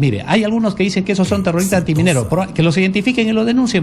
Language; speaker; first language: Spanish; native; Spanish